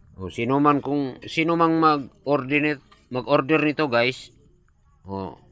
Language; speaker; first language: Filipino; non-native, local second language; Cebuano